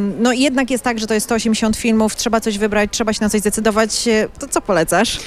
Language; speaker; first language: Polish; native; Polish